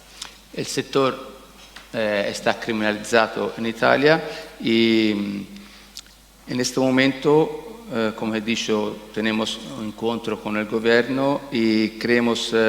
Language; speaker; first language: Spanish; non-native, learner; Italian